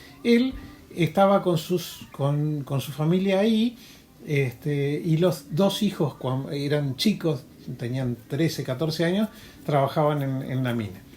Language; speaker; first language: Spanish; native; Spanish